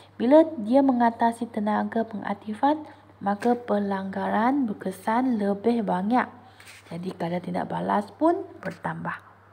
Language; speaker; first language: Malay; non-native, local second language; Chinese